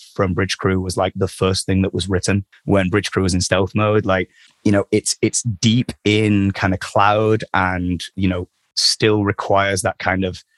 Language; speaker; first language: English; native; English